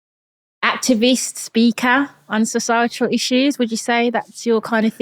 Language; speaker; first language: English; native; English